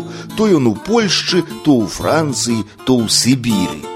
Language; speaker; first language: Belarusian; native; Belarusian